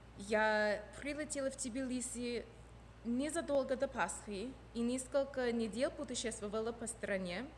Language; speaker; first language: Russian; non-native, fluent; English